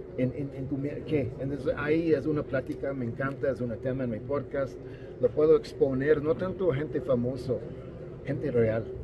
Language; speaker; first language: Spanish; non-native, fluent; English